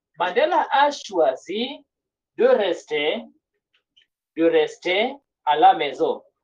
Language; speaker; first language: French; non-native, fluent; Swahili